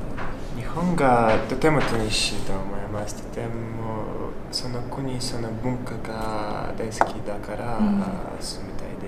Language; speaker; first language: Japanese; non-native, learner; Russian